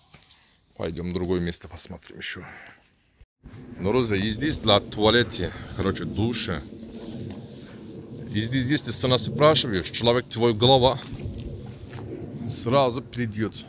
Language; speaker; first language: Russian; non-native, learner; Turkish